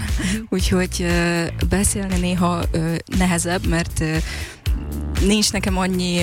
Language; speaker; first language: Hungarian; non-native, learner; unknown